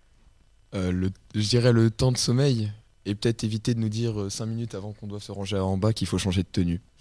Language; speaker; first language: French; native; French